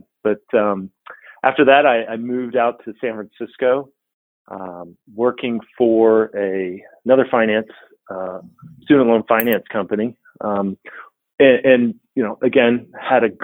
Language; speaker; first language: English; native; English